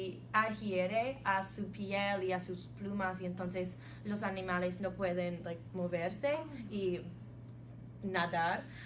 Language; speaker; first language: Spanish; non-native, learner; English